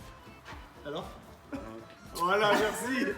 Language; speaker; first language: French; native; French